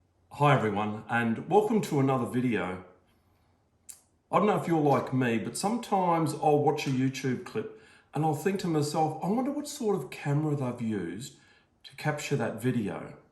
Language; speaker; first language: English; native; English